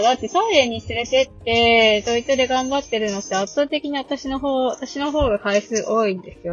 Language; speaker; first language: Japanese; native; Japanese